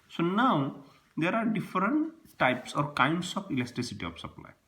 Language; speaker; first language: English; non-native, local second language; Marathi